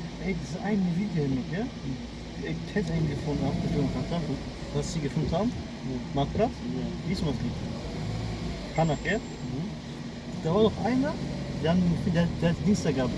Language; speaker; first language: German; early bilingual, other home language; Amharic